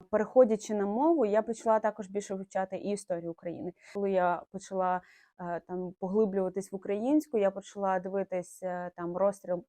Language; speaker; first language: Ukrainian; non-native, local second language; Russian